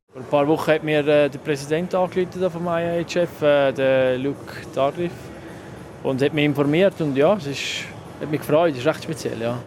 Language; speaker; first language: German; native; German